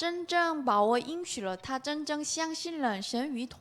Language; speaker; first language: Chinese; non-native, learner; Korean